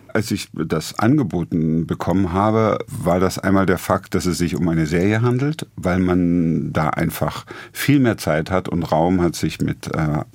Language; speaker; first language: German; native; German